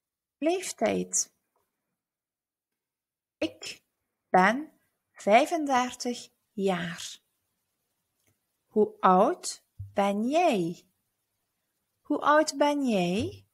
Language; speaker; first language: Dutch; early bilingual, other home language; Turkish